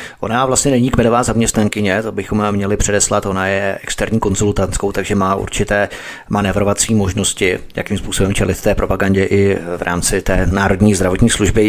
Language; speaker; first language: Czech; native; Czech